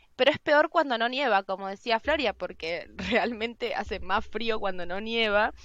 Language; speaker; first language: Spanish; native; Spanish